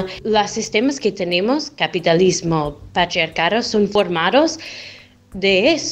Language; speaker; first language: Spanish; non-native, fluent; English